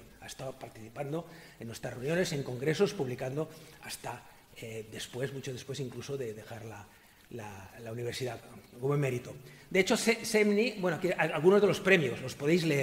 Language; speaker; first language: Spanish; native; Spanish